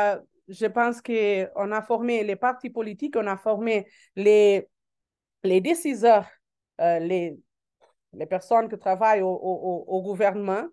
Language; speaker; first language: French; non-native, learner; Portuguese